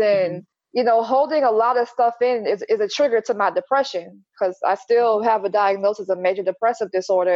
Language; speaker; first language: English; native; English